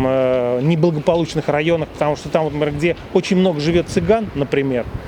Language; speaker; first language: Russian; native; Russian